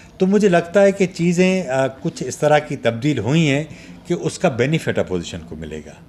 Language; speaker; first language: Urdu; non-native, local second language; Sindhi